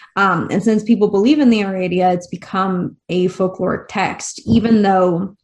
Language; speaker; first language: English; native; English